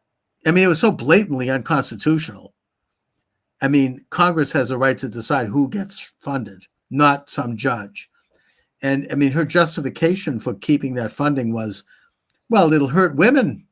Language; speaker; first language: English; native; English